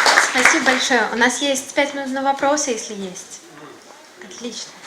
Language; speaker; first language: Russian; native; Russian